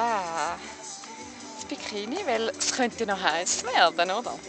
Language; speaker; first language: German; native; German